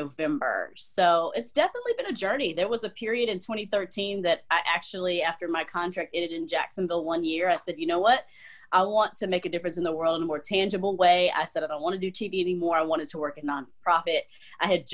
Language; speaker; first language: English; native; English